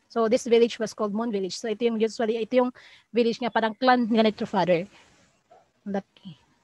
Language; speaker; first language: English; non-native, local second language; Cebuano